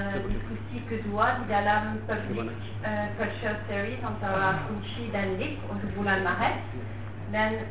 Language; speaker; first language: Indonesian; non-native, fluent; French